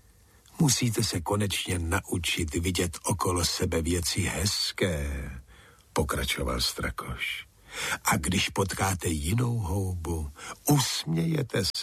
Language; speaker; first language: Czech; native; Czech